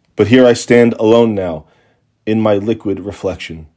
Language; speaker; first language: English; native; English